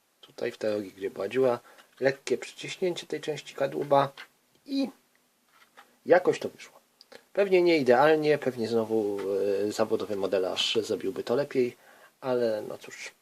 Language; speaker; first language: Polish; native; Polish